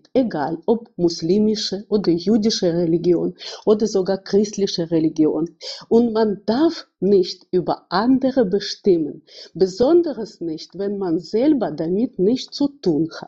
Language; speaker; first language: German; non-native, fluent; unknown